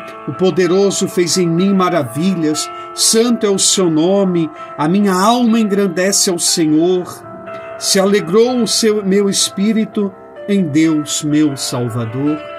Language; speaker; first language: Portuguese; native; Portuguese